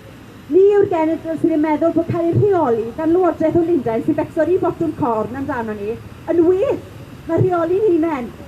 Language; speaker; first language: Welsh; native; Welsh